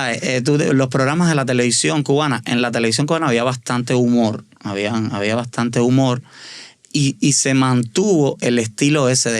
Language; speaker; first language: Spanish; native; Spanish